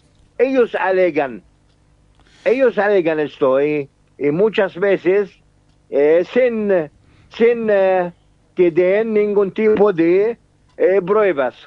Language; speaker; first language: Spanish; non-native, fluent; Arabic